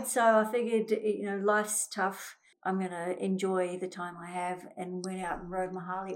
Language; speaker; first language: English; native; English